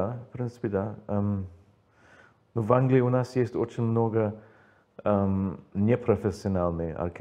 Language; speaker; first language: Russian; non-native, learner; English